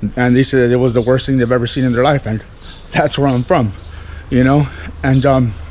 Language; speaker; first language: English; native; English